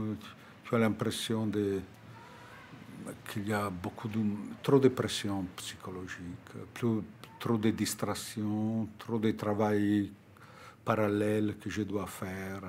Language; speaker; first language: French; non-native, fluent; Italian